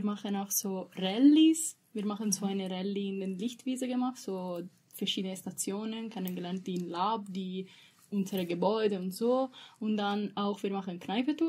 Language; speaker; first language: German; non-native, learner; Italian